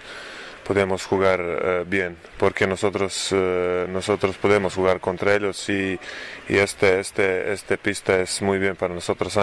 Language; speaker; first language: Spanish; non-native, learner; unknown